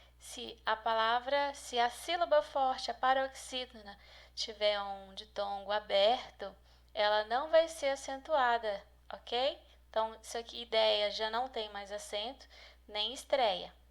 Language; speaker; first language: Portuguese; native; Portuguese